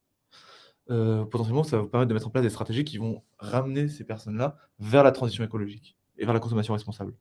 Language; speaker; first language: French; native; French